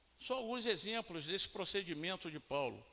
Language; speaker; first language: Portuguese; native; Portuguese